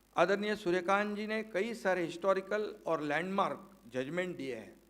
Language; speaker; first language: Hindi; non-native, local second language; Marathi